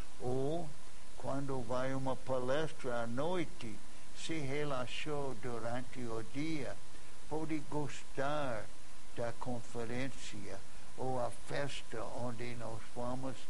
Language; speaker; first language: Portuguese; non-native, fluent; English